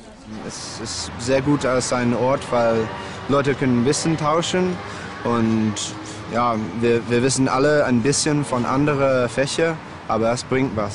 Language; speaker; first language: German; non-native, learner; English